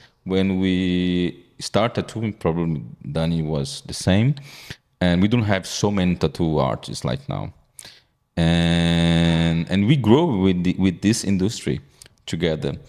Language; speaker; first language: English; non-native, fluent; Portuguese